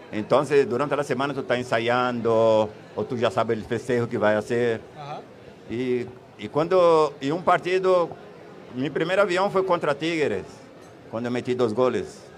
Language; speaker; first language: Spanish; non-native, fluent; Portuguese